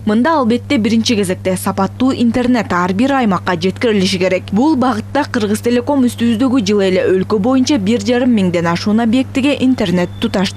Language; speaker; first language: Kyrgyz; native; Kyrgyz